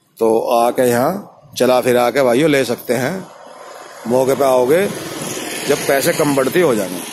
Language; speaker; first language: Hindi; native; Hindi